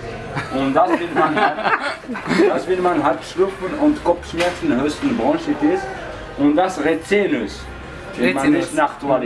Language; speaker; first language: German; non-native, local second language; Arabic